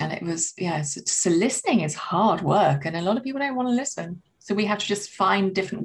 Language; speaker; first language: English; native; English